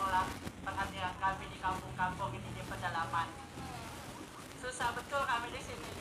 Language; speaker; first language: Indonesian; non-native, local second language; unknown